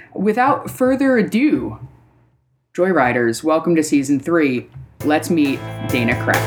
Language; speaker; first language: English; native; English